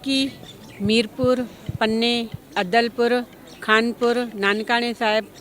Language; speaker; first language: Hindi; non-native, local second language; Sindhi